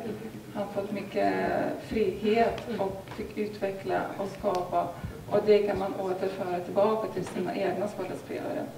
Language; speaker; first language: Swedish; non-native, fluent; Lithuanian